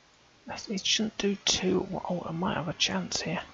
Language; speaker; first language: English; native; English